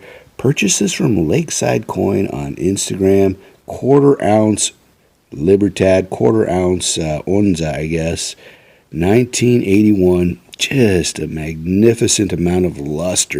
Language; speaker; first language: English; native; English